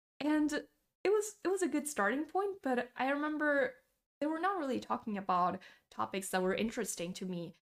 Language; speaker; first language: English; non-native, fluent; Portuguese